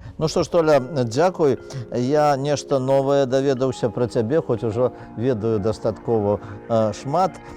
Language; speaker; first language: Belarusian; native; Belarusian